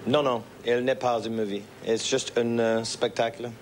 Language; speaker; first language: French; non-native, learner; English